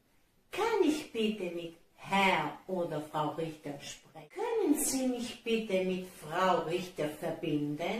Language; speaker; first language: German; non-native, fluent; Italian